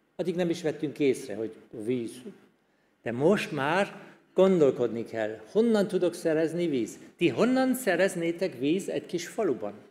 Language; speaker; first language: Hungarian; non-native, fluent; German